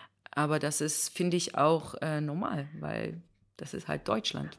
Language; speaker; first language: German; non-native, fluent; Hebrew